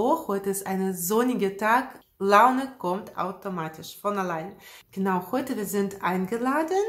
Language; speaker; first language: German; non-native, fluent; Russian